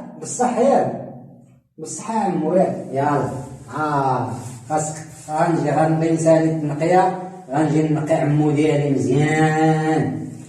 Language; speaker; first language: Arabic; native; Arabic